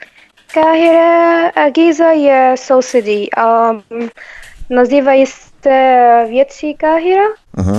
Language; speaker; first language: Czech; non-native, learner; Arabic